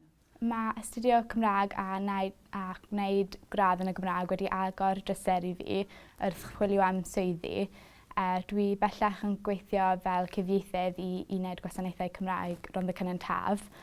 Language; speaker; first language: Welsh; non-native, fluent; English